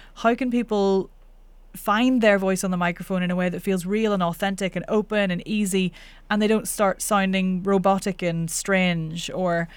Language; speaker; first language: English; native; English